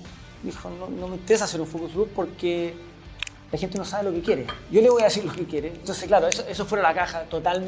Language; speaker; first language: Spanish; native; Spanish